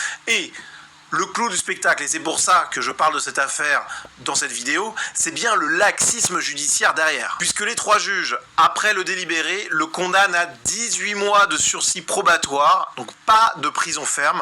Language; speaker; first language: French; native; French